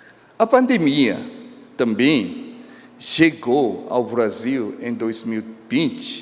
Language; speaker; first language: Portuguese; non-native, fluent; Korean